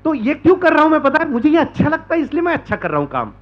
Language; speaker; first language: Hindi; non-native, local second language; Marathi